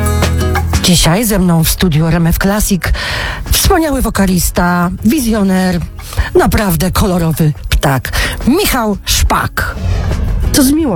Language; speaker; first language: Polish; native; Polish